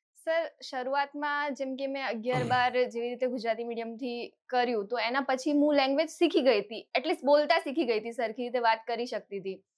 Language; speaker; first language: Gujarati; non-native, local second language; Rajasthani